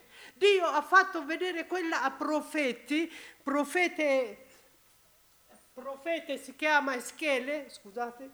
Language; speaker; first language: Italian; non-native, learner; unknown